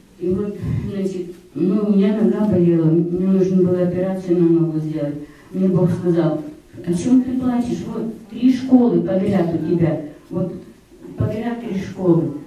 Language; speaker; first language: Russian; native; Russian